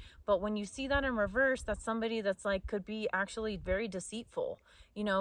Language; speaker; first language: English; native; English